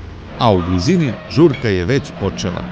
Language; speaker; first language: Serbian; native; Serbian